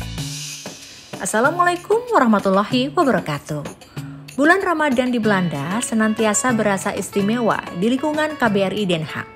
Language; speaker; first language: Indonesian; native; Indonesian